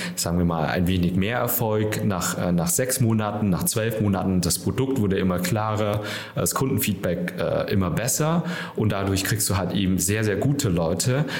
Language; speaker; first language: German; early bilingual, other home language; Vietnamese